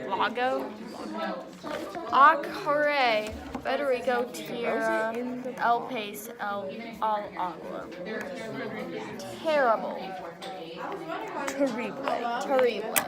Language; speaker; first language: Spanish; non-native, learner; English